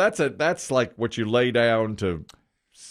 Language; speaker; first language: English; native; English